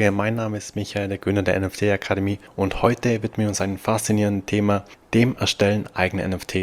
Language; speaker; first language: German; native; German